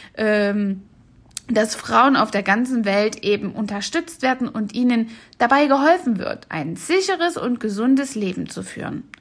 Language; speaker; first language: German; native; German